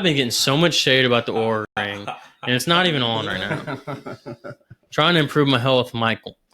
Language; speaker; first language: English; native; English